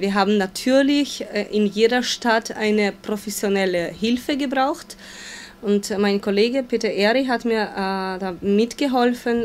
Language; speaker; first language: German; non-native, fluent; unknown